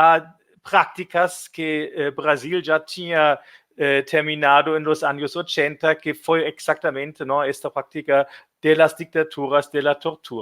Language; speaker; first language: Spanish; non-native, fluent; German